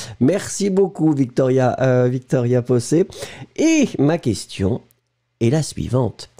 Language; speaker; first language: French; native; French